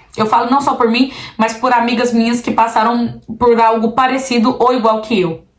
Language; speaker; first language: Portuguese; native; Portuguese